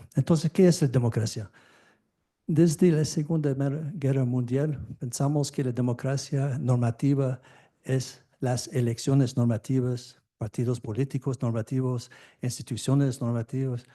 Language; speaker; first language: Spanish; non-native, fluent; French